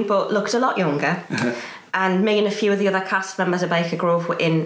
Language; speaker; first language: English; native; English